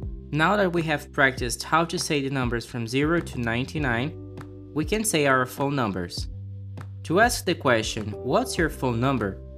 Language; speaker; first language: English; non-native, fluent; Portuguese